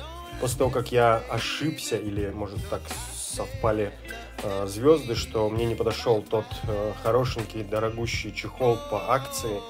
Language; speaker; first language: Russian; native; Russian